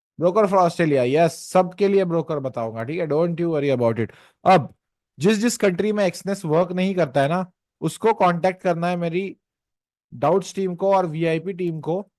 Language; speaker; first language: Hindi; non-native, local second language; Marathi